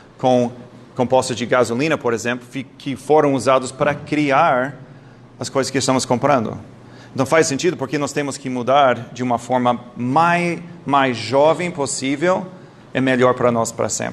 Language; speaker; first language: Portuguese; non-native, fluent; English